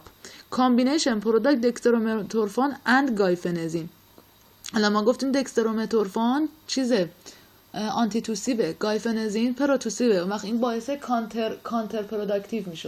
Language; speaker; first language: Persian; native; Persian